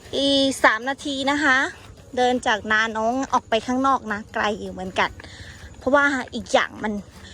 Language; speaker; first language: Thai; non-native, local second language; Shan